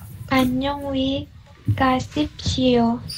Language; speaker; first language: Korean; non-native, learner; Indonesian